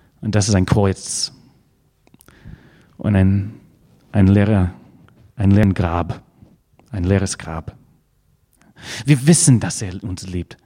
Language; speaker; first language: German; non-native, fluent; English